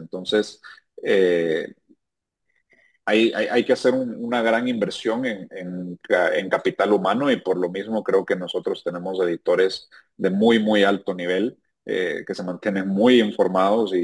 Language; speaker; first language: Spanish; native; Spanish